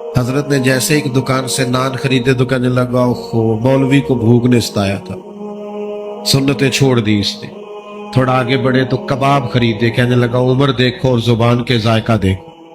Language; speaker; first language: Urdu; non-native, local second language; Punjabi